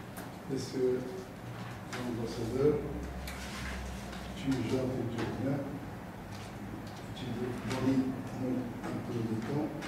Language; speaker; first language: French; non-native, learner; Arabic